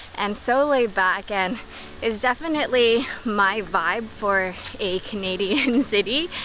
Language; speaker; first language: English; native; English